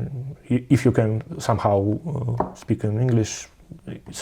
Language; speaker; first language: English; non-native, learner; Russian